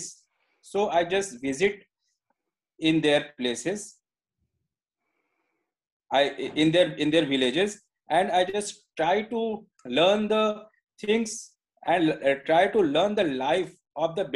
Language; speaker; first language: English; non-native, local second language; Hindi